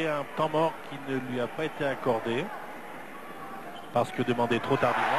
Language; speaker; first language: French; native; French